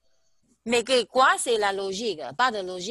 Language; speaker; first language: French; non-native, learner; Chinese